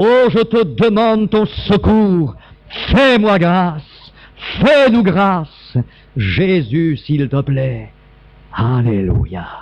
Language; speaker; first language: French; native; French